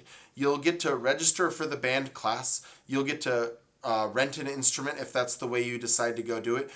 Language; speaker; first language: English; native; English